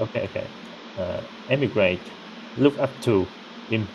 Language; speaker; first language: English; non-native, learner; Vietnamese